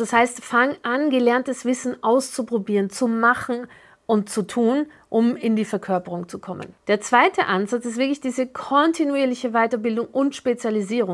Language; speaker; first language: German; native; German